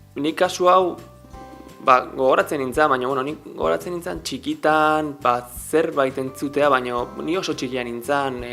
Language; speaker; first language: Basque; native; Basque